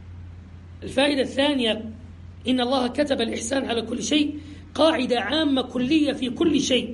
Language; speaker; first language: Arabic; native; Arabic